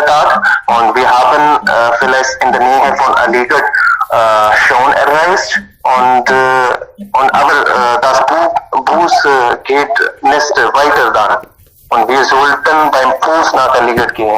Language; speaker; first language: German; non-native, learner; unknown